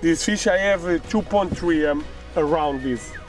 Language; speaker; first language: English; non-native, learner; Portuguese